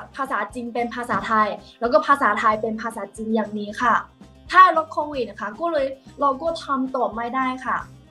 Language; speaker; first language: Thai; non-native, fluent; Chinese